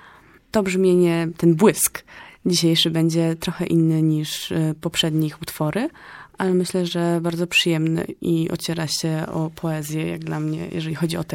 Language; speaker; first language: Polish; native; Polish